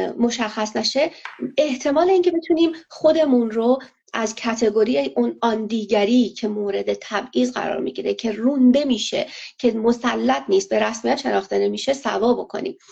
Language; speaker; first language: Persian; non-native, local second language; Azerbaijani